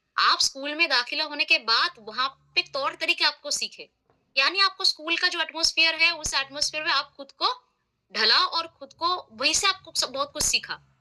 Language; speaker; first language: Hindi; non-native, local second language; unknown